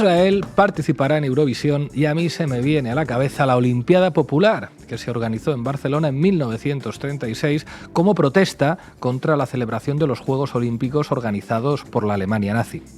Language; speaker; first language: Spanish; native; Spanish